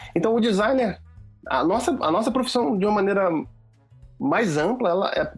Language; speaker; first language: Portuguese; native; Portuguese